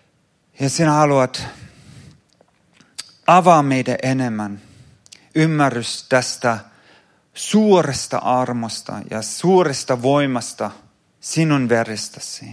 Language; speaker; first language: Finnish; non-native, fluent; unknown